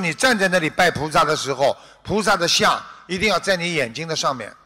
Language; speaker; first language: Chinese; native; Chinese